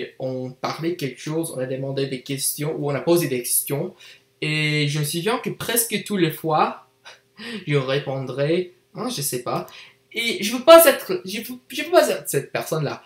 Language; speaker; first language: French; non-native, learner; English